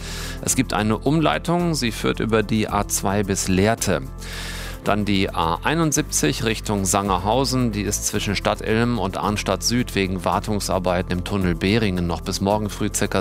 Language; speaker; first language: German; native; German